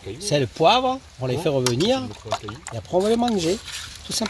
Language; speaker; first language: French; native; French